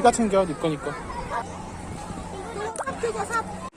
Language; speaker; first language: Korean; native; Korean